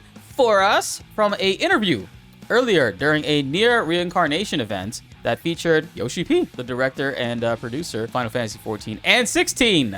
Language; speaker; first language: English; native; English